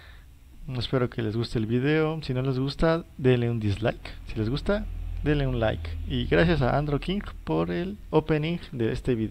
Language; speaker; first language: Spanish; native; Spanish